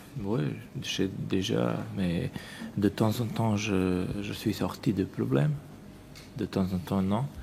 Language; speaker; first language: French; non-native, learner; Serbian